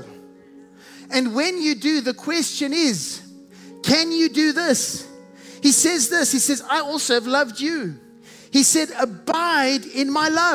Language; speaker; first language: English; native; English